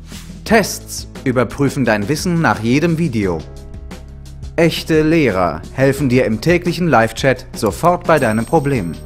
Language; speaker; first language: German; native; German